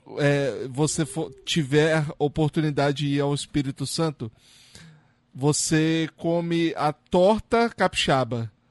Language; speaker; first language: Portuguese; native; Portuguese